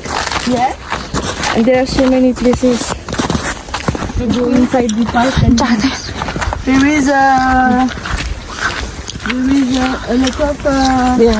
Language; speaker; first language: English; non-native, learner; French